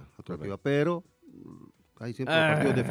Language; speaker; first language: Spanish; native; Spanish